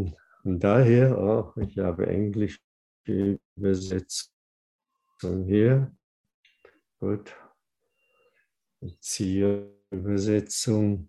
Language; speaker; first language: German; non-native, fluent; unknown